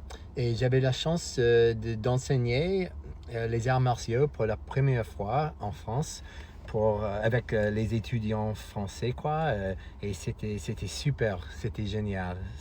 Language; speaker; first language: French; non-native, fluent; English